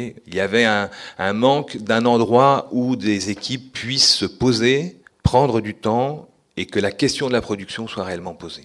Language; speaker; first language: French; native; French